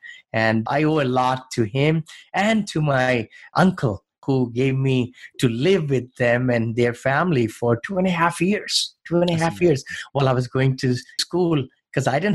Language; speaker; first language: English; non-native, local second language; Hindi